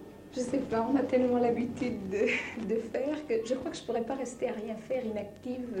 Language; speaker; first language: French; native; French